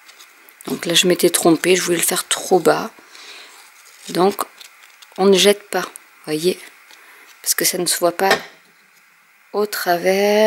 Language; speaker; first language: French; native; French